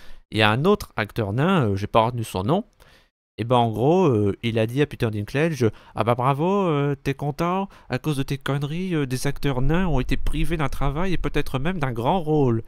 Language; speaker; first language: French; native; French